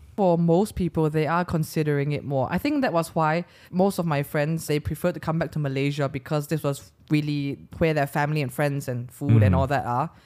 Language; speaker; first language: English; native; English